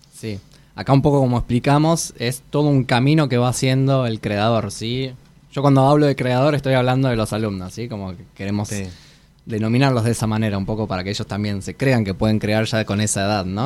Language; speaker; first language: Spanish; native; Spanish